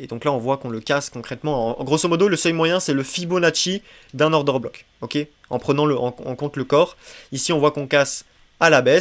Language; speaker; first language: French; native; French